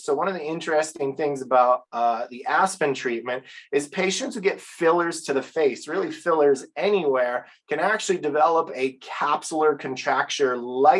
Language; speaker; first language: English; native; English